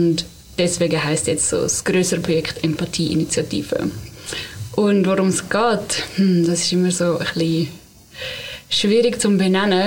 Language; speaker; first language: German; native; German